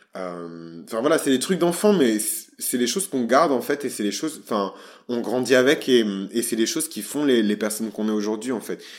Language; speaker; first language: French; native; French